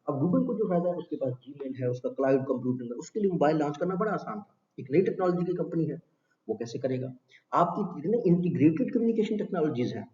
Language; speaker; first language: Urdu; non-native, local second language; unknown